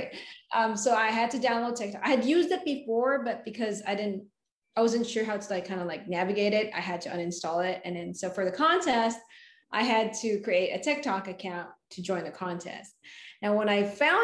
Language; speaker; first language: English; non-native, local second language; Filipino